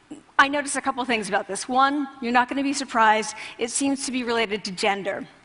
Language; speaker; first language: English; native; English